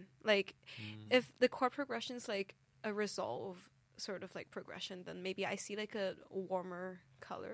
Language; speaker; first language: English; non-native, local second language; Cantonese